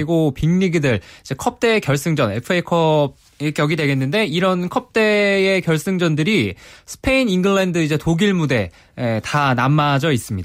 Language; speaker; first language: Korean; native; Korean